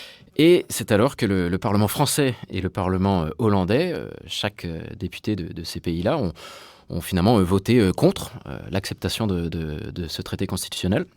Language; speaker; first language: French; native; French